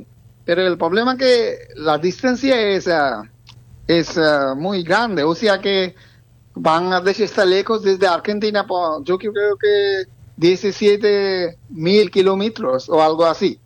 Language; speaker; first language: Spanish; non-native, fluent; Bangla